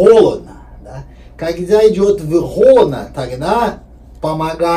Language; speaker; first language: Russian; non-native, learner; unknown